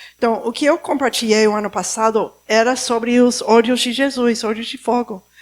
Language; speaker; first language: Portuguese; non-native, fluent; Spanish